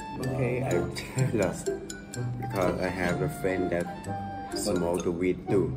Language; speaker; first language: English; non-native, learner; Thai